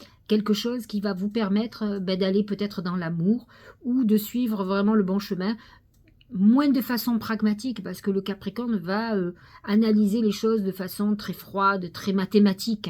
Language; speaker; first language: French; native; French